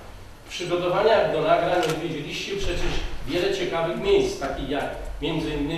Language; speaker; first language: Polish; native; Polish